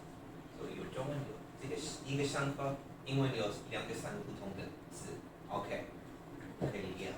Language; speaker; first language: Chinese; non-native, learner; English